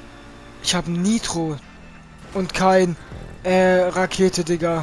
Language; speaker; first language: German; native; German